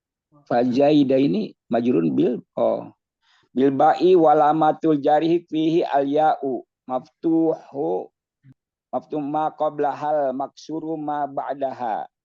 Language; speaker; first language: Arabic; non-native, learner; Indonesian